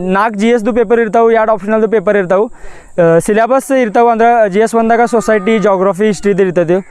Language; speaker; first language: Kannada; non-native, local second language; Marathi